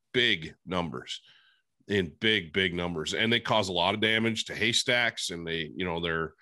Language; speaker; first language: English; native; English